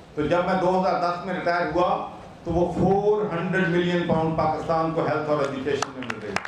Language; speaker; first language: Urdu; non-native, local second language; Punjabi